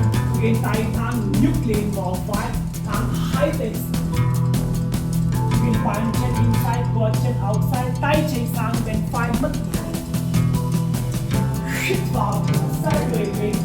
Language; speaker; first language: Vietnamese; non-native, learner; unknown